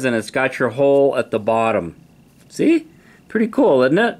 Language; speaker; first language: English; native; English